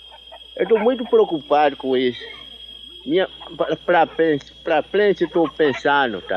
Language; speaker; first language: Portuguese; non-native, local second language; Kayapó